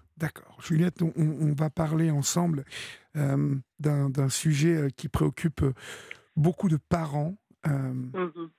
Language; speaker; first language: French; native; French